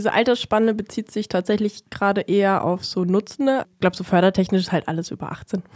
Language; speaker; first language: German; native; German